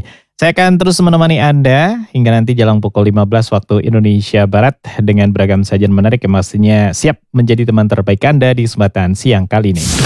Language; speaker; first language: Indonesian; native; Indonesian